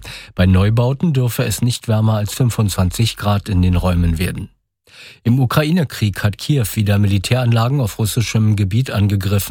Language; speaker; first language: German; native; German